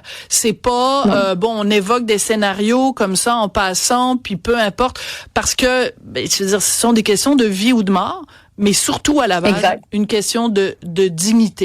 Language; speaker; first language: French; native; French